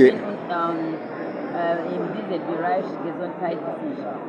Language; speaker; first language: German; non-native, learner; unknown